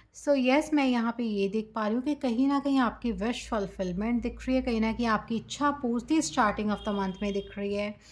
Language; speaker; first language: Hindi; native; Hindi